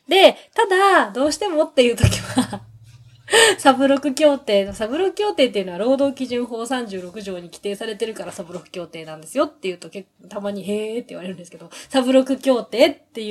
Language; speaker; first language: Japanese; native; Japanese